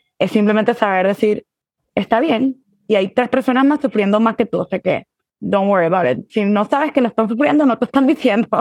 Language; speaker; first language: Spanish; early bilingual, heritage; Spanish